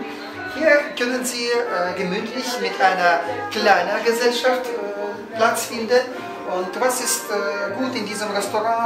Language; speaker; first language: German; non-native, fluent; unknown